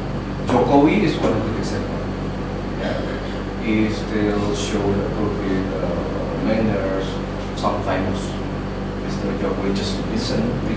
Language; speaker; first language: English; non-native, learner; Indonesian